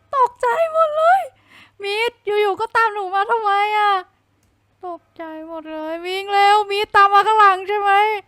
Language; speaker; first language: Thai; native; Thai